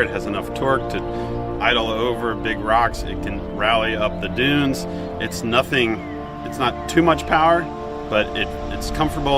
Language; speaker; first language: English; native; English